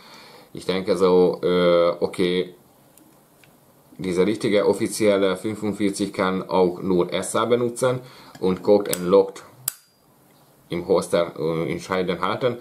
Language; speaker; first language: German; non-native, learner; Hungarian